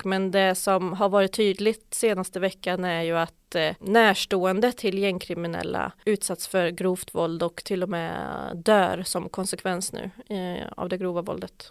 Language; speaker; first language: Swedish; native; Swedish